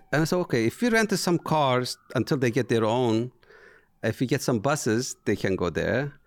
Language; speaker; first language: English; non-native, fluent; Turkish